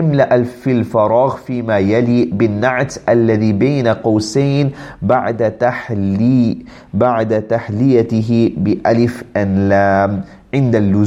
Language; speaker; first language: Arabic; non-native, fluent; English